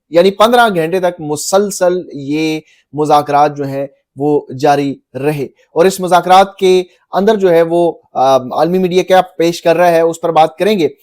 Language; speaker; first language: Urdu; native; Urdu